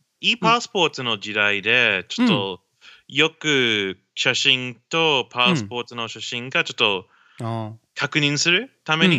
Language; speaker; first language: Japanese; non-native, learner; English